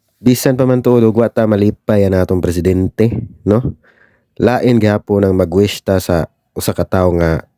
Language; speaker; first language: Cebuano; native; Cebuano